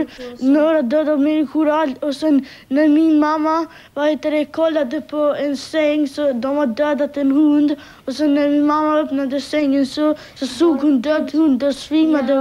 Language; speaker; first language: Swedish; non-native, learner; Albanian